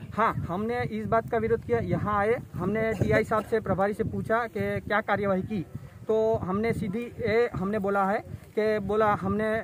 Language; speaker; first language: Hindi; non-native, local second language; Gujarati